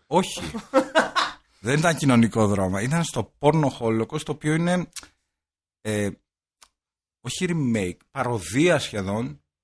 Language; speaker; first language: Greek; native; Greek